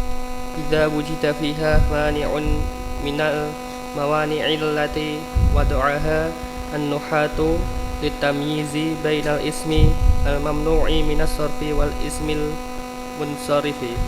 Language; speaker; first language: Arabic; non-native, learner; Indonesian